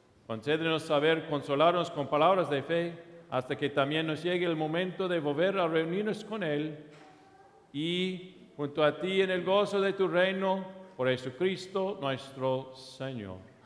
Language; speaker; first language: Spanish; non-native, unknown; English